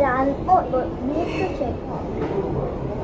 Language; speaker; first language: Korean; early bilingual, heritage; Korean